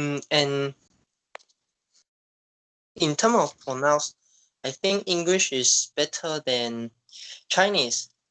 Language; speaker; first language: English; non-native, local second language; Chinese